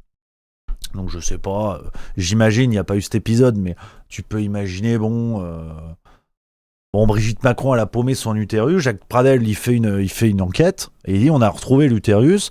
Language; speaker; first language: French; native; French